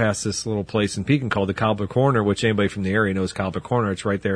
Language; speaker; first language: English; native; English